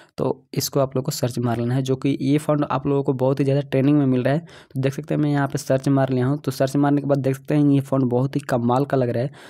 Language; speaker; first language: Hindi; native; Hindi